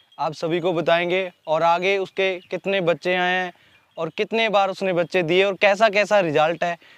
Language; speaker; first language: Hindi; non-native, local second language; Punjabi